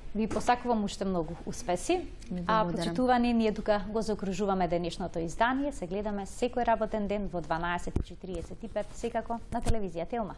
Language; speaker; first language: Macedonian; native; Macedonian